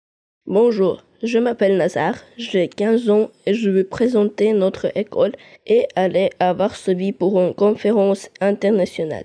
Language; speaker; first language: French; non-native, learner; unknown